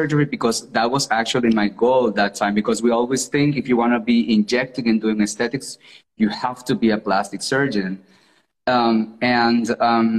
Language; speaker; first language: English; non-native, fluent; Spanish